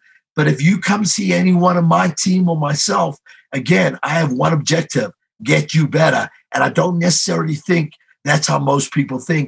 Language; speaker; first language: English; native; English